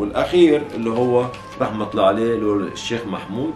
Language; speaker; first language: Arabic; native; Arabic